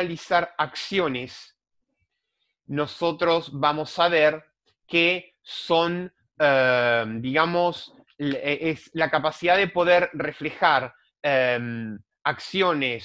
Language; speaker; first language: Spanish; native; Spanish